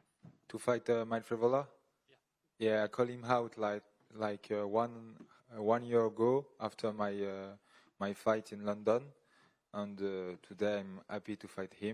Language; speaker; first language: English; non-native, learner; French